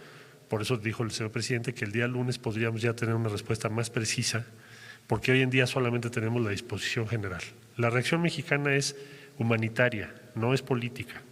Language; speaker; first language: Spanish; native; Spanish